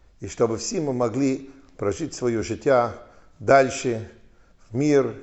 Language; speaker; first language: Ukrainian; non-native, learner; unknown